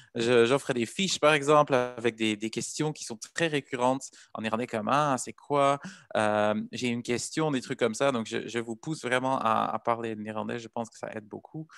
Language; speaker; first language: French; non-native, fluent; Dutch